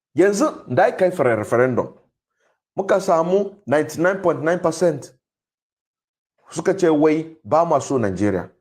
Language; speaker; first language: Hausa; non-native, local second language; Igbo